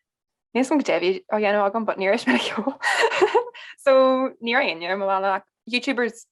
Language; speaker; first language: Irish; non-native, local second language; English